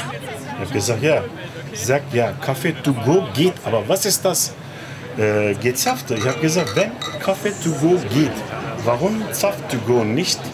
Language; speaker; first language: German; non-native, learner; Turkish